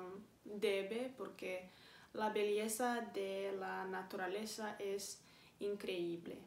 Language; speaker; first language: Spanish; non-native, fluent; Romanian